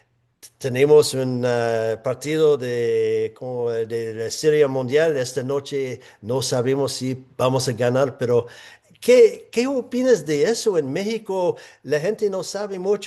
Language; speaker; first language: Spanish; non-native, fluent; English